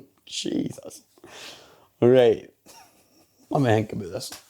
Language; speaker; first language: English; native; English